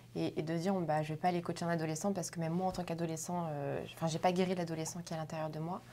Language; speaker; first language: French; native; French